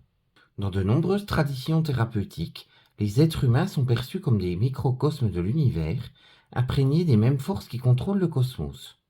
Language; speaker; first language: French; native; French